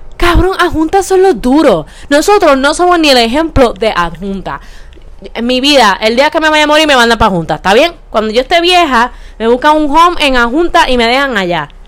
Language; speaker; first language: Spanish; native; Spanish